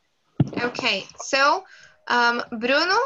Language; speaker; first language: English; non-native, fluent; Portuguese